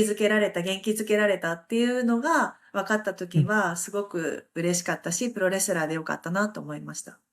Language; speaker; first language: Japanese; native; Japanese